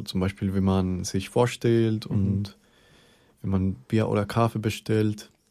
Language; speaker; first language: German; early bilingual, other home language; Spanish